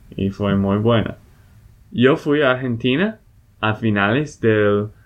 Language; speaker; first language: Spanish; non-native, fluent; English